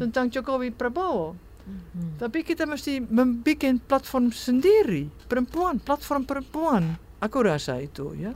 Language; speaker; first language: Indonesian; non-native, fluent; Dutch